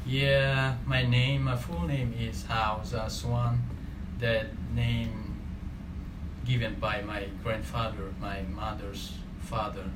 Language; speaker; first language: English; non-native, learner; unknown